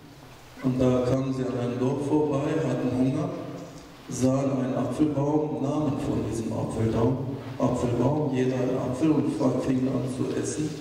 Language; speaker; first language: German; non-native, fluent; Turkish